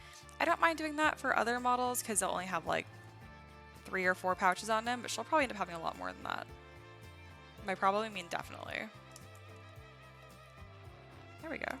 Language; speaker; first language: English; native; English